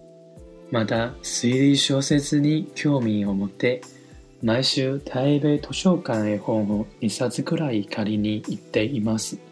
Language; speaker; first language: Japanese; non-native, fluent; Chinese